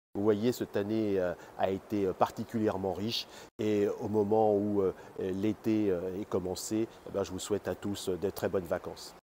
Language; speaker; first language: French; native; French